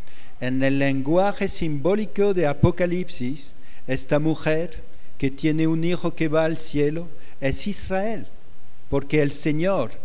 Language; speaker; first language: Spanish; non-native, fluent; French